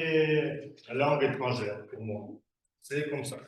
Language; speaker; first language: French; non-native, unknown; Russian